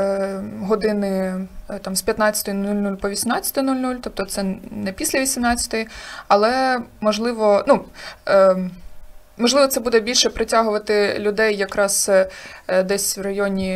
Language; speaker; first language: Ukrainian; native; Ukrainian